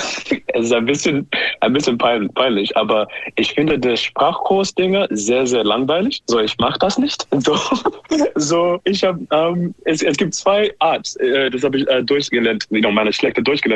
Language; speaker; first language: German; non-native, learner; English